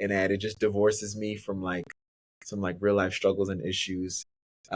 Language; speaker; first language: English; native; English